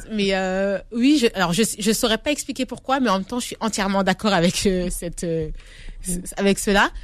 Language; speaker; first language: French; native; French